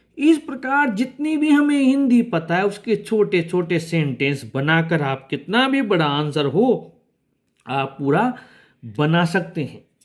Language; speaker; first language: Hindi; native; Hindi